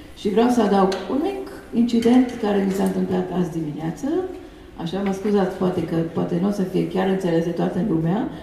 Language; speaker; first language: Romanian; early bilingual, heritage; Romanian